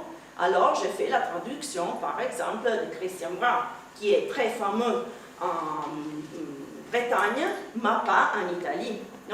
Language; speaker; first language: French; non-native, fluent; Italian